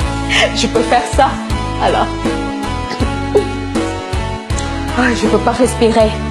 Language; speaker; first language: French; non-native, fluent; Thai